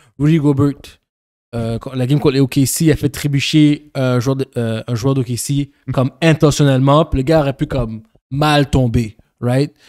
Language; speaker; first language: French; early bilingual, other home language; Haitian Creole